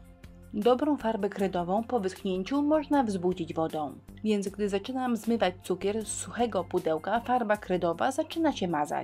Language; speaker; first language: Polish; native; Polish